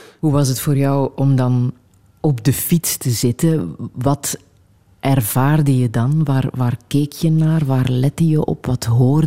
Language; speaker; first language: Dutch; native; Dutch